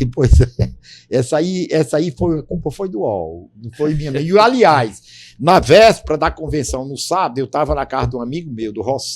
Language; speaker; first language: Portuguese; native; Portuguese